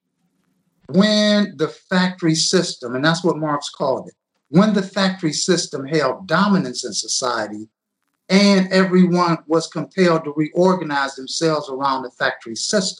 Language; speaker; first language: English; native; English